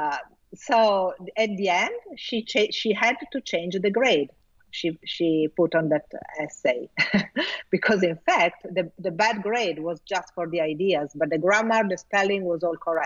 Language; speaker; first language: English; non-native, fluent; Italian